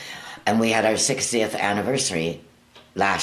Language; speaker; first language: English; native; English